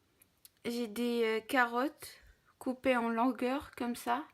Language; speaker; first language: French; non-native, local second language; Arabic